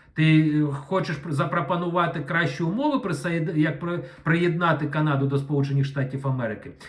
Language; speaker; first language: Ukrainian; non-native, local second language; Russian